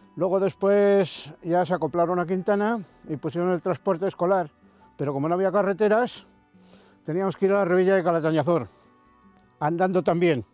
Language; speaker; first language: Spanish; native; Spanish